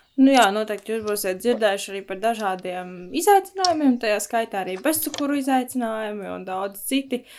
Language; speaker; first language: Latvian; native; Latvian